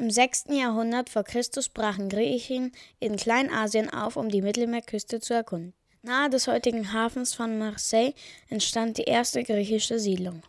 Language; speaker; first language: German; native; German